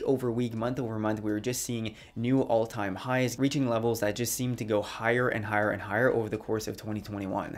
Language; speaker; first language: English; native; English